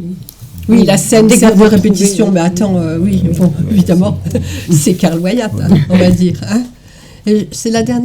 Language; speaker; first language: French; native; French